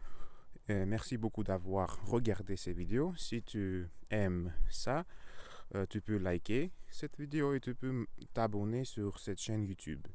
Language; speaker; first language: French; non-native, learner; Russian